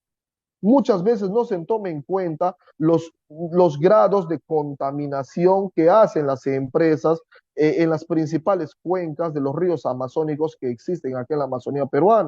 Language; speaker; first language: Spanish; native; Spanish